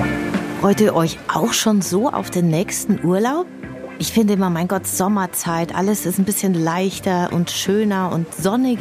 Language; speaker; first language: German; native; German